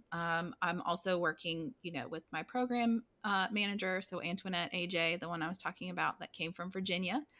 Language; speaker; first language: English; native; English